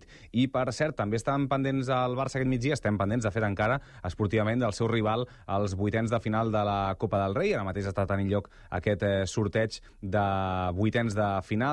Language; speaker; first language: Catalan; native; Catalan